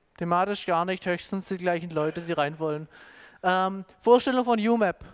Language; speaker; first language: German; native; German